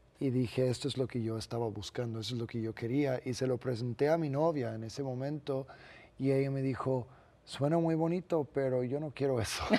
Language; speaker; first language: Spanish; non-native, fluent; English